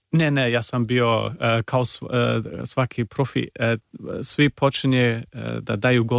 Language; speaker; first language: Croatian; early bilingual, heritage; Serbian